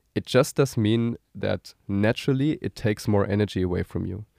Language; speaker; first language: English; non-native, fluent; German